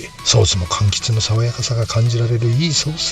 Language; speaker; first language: Japanese; native; Japanese